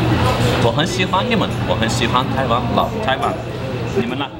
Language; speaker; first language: Chinese; non-native, fluent; Turkish